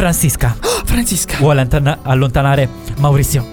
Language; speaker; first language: Italian; native; Italian